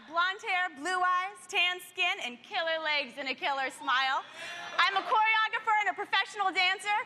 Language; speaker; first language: English; native; English